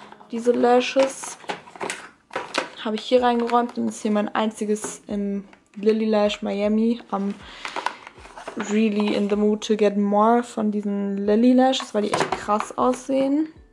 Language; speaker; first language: German; native; German